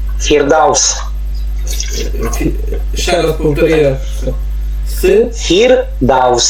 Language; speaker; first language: Ukrainian; non-native, learner; Tajik